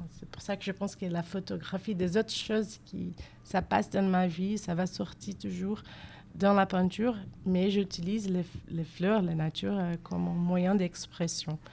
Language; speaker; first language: French; non-native, fluent; Portuguese